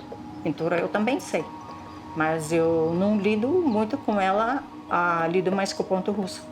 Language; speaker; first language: Portuguese; non-native, local second language; Russian